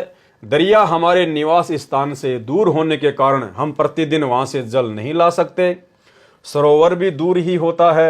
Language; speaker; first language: Hindi; native; Hindi